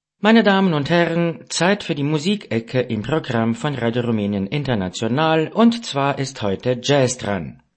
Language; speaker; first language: German; non-native, fluent; Romanian